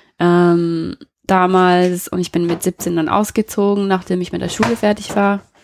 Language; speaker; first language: German; non-native, fluent; English